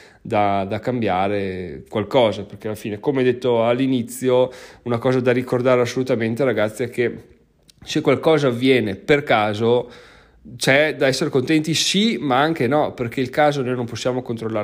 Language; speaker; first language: Italian; native; Italian